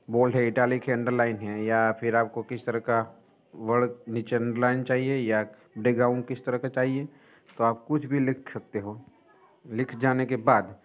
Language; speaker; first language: Hindi; non-native, local second language; Gujarati